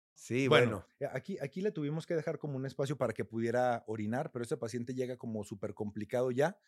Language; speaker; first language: Spanish; native; Spanish